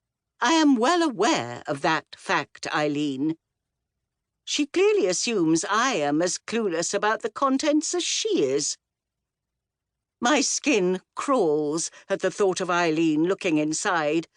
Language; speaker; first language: English; native; English